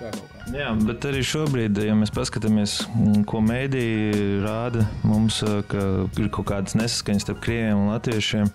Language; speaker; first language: Latvian; native; Latvian